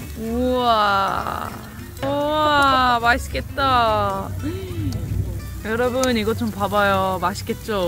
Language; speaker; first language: Korean; non-native, fluent; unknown